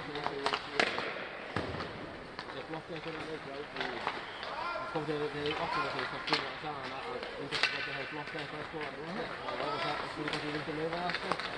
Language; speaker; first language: Icelandic; native; Icelandic